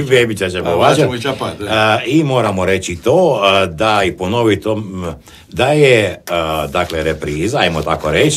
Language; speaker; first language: Croatian; native; Croatian